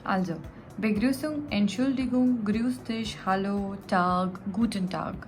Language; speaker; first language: German; non-native, fluent; Gujarati